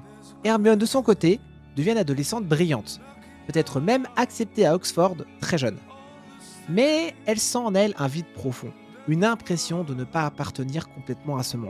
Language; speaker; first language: French; native; French